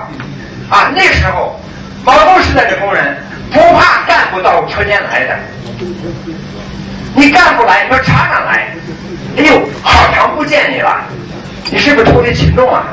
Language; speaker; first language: Chinese; early bilingual, other home language; English